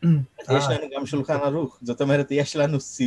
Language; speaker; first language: Hebrew; non-native, fluent; Telugu